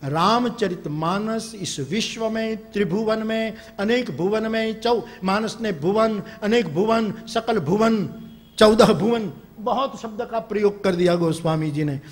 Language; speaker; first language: Hindi; non-native, local second language; Gujarati